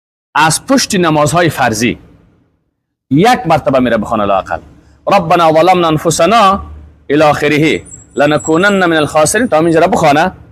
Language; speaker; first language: Persian; native; Persian